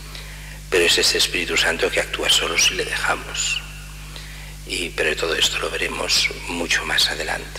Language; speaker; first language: Spanish; native; Spanish